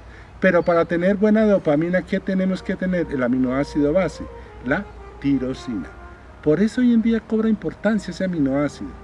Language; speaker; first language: Spanish; native; Spanish